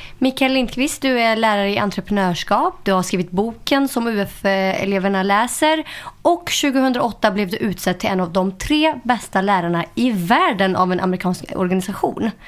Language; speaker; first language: Swedish; native; Swedish